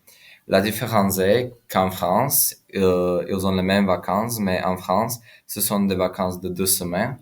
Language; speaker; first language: French; non-native, fluent; Slovak